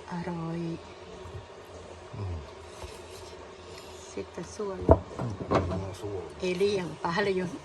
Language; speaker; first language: Finnish; non-native, learner; Thai